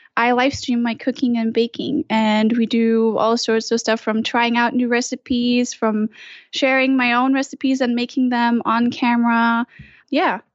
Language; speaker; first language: English; non-native, fluent; German